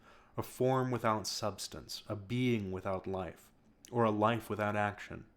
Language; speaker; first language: English; native; English